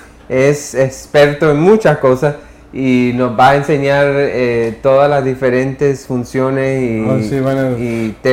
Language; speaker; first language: Spanish; early bilingual, heritage; English